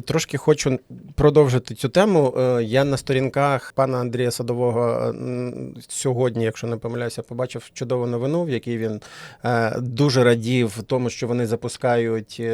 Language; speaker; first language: Ukrainian; native; Ukrainian